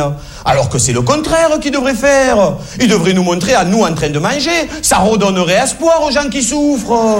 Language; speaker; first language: French; native; French